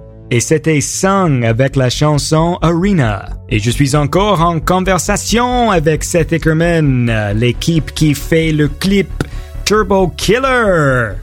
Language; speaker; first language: French; non-native, learner; English